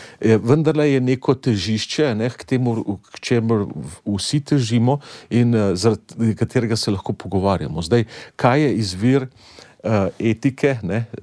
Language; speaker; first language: Slovenian; native; Slovenian